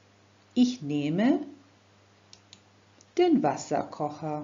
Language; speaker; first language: German; non-native, fluent; Croatian